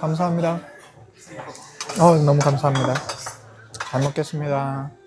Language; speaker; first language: Korean; early bilingual, heritage; Korean